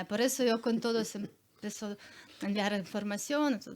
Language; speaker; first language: Spanish; non-native, learner; Ukrainian